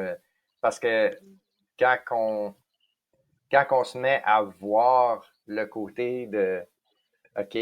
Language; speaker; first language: French; native; French